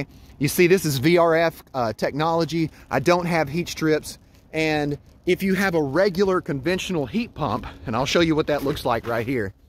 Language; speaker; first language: English; native; English